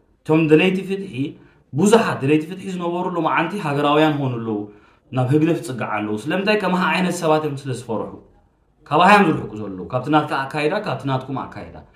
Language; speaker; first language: Tigrinya; early bilingual, heritage; Tigrinya